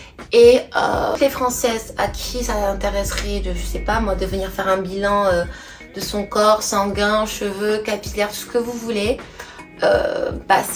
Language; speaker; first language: French; native; French